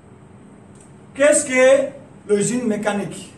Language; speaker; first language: French; non-native, learner; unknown